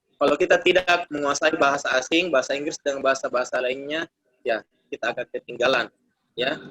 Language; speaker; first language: Indonesian; native; Indonesian